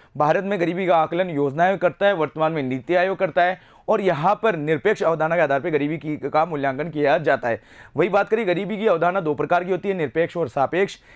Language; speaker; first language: Hindi; native; Hindi